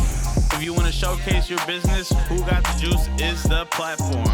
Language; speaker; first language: English; native; English